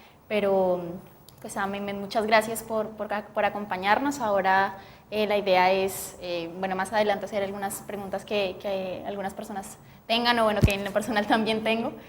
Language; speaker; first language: Spanish; native; Spanish